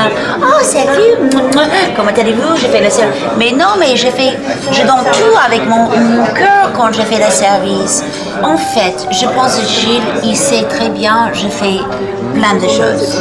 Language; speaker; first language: French; non-native, learner; English